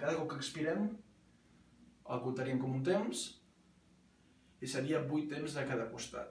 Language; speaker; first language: Catalan; native; Catalan